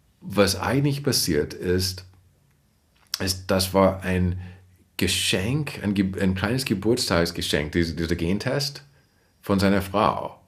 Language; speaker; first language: German; non-native, fluent; English